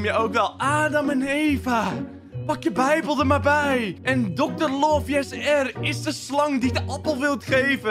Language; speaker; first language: Dutch; native; Dutch